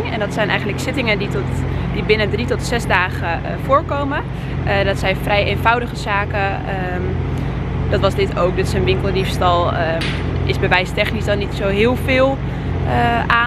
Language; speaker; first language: Dutch; native; Dutch